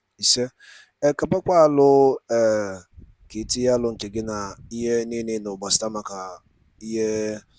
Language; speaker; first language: Igbo; native; Igbo